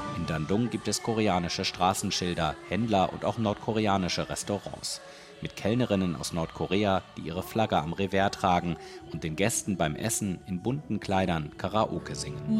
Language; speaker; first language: German; native; German